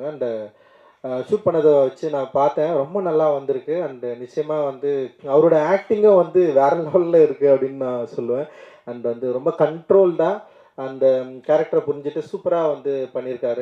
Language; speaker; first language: Tamil; native; Tamil